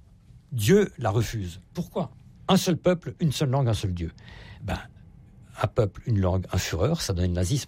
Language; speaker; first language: French; native; French